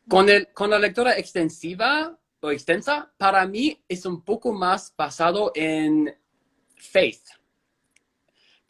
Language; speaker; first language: Spanish; non-native, fluent; English